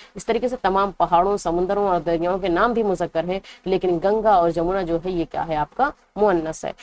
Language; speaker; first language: Urdu; native; Urdu